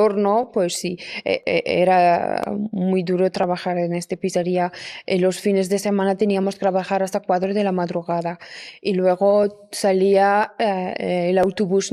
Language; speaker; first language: Spanish; non-native, fluent; Persian